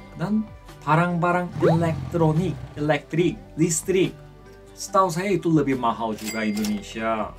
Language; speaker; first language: Indonesian; non-native, fluent; Korean